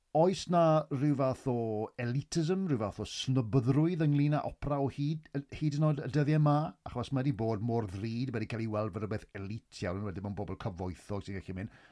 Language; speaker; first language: Welsh; native; Welsh